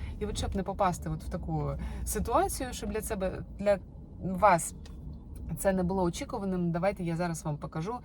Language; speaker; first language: Ukrainian; non-native, local second language; Russian